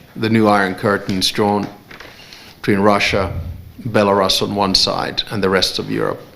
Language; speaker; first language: English; non-native, fluent; Finnish